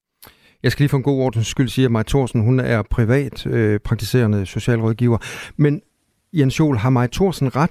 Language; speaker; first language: Danish; native; Danish